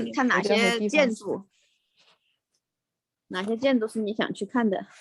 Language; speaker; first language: Chinese; native; Chinese